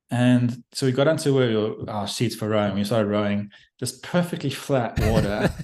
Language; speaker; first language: English; native; English